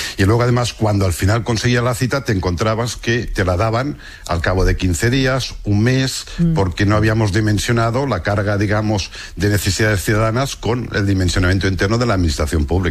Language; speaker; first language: Spanish; non-native, local second language; Catalan